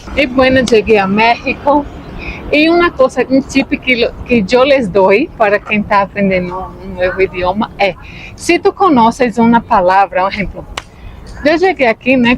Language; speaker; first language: Spanish; non-native, fluent; Portuguese